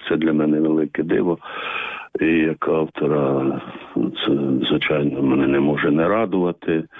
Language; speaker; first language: Ukrainian; native; Ukrainian